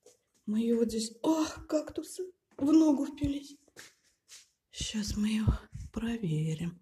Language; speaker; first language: Russian; native; Russian